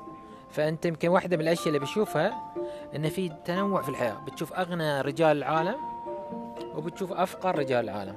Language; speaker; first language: Arabic; native; Arabic